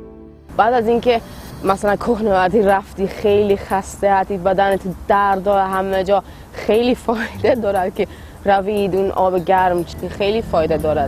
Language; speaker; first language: Persian; non-native, learner; Swedish